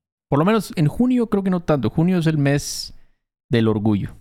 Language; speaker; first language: Spanish; native; Spanish